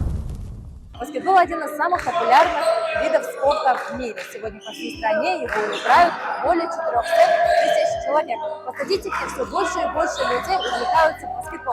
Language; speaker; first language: Russian; native; Russian